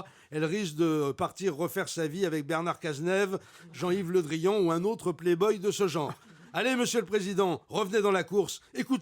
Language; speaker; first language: French; native; French